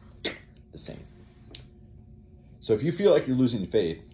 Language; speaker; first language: English; native; English